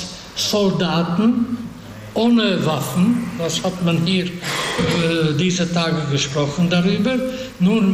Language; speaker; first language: German; non-native, fluent; Hungarian